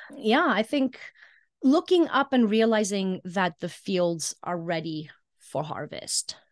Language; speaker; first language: English; early bilingual, heritage; Icelandic